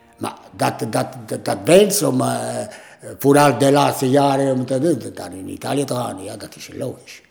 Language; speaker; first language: Dutch; non-native, learner; Italian